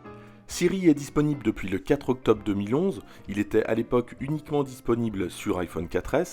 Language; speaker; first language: French; native; French